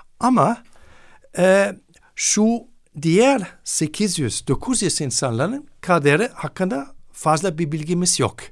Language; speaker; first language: Turkish; non-native, fluent; German